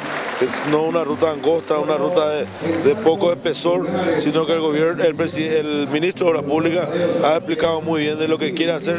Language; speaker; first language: Spanish; native; Spanish